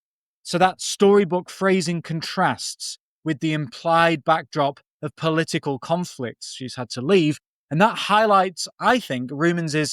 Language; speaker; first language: English; native; English